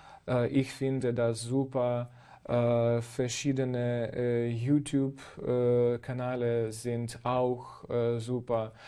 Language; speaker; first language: German; non-native, fluent; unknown